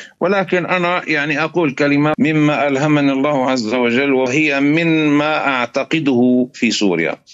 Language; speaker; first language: Arabic; native; Arabic